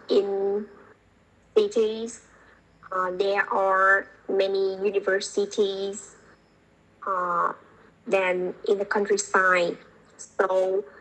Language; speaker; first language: English; non-native, learner; Vietnamese